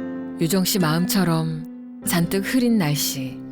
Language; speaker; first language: Korean; native; Korean